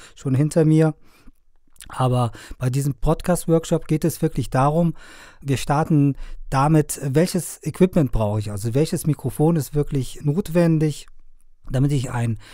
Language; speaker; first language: German; non-native, fluent; Persian